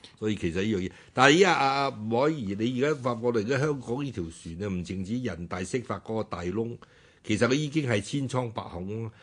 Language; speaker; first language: Cantonese; native; Cantonese